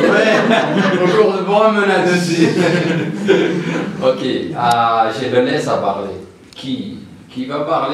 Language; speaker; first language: French; non-native, learner; Somali